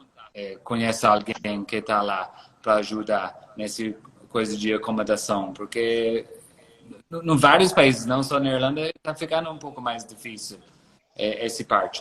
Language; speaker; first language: Portuguese; non-native, fluent; English